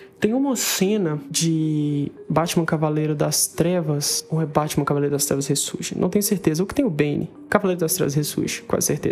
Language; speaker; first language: Portuguese; native; Portuguese